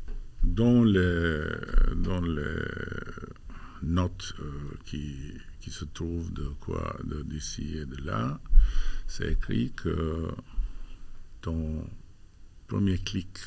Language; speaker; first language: French; non-native, fluent; Albanian